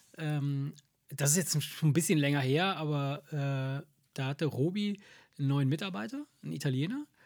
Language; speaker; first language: German; early bilingual, other home language; Italian